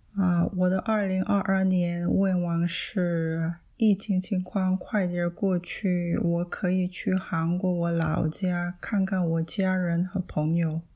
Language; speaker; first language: Chinese; non-native, learner; Korean